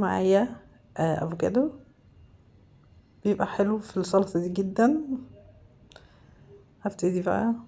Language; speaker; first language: Arabic; native; Arabic